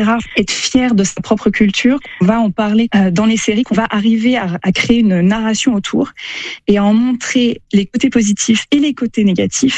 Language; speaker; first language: French; native; French